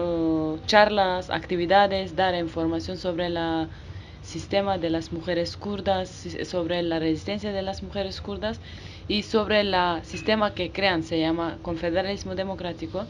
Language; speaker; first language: Spanish; non-native, learner; Kurdish